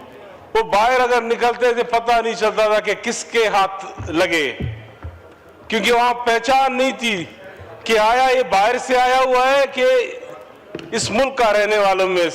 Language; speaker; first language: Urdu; non-native, local second language; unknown